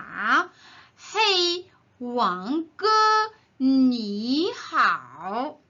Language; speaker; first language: Chinese; non-native, learner; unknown